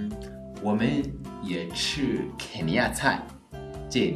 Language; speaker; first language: Chinese; non-native, learner; Swahili